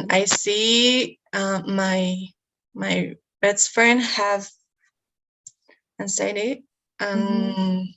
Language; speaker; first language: English; non-native, learner; Spanish